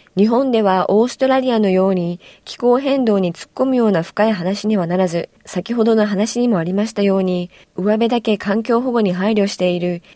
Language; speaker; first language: Japanese; native; Japanese